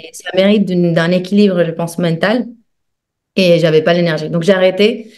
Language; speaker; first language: French; non-native, fluent; Spanish